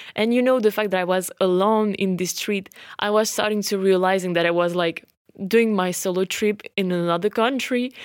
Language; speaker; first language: English; non-native, fluent; French